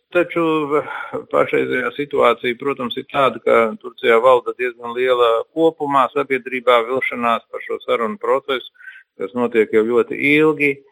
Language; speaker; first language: Latvian; native; Latvian